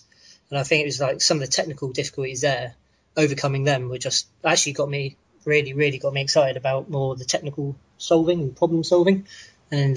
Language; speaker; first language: English; native; English